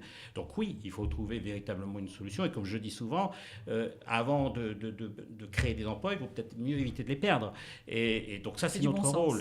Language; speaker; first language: French; native; French